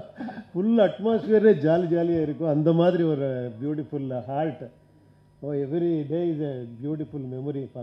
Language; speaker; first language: Tamil; non-native, local second language; Kannada